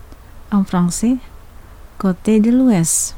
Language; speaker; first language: French; non-native, fluent; Indonesian